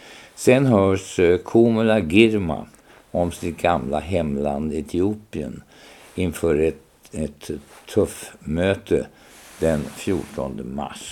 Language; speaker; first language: Swedish; native; Swedish